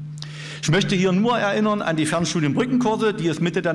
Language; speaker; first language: German; native; German